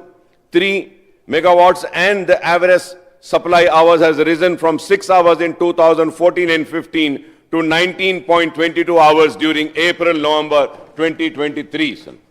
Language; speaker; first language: English; non-native, local second language; Urdu